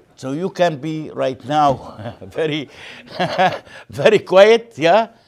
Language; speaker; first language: English; non-native, fluent; Arabic